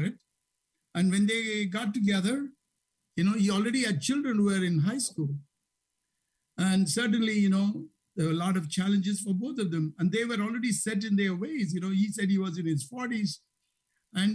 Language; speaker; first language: English; non-native, local second language; Tamil